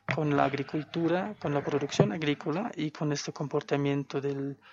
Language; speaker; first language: Spanish; non-native, fluent; German